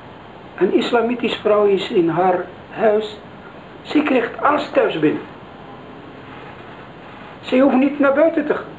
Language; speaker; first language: Dutch; non-native, learner; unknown